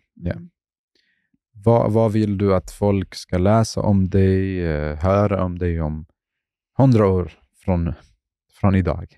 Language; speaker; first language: Swedish; non-native, fluent; Arabic